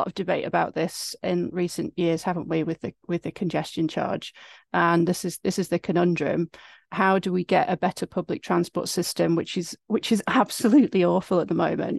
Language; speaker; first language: English; native; English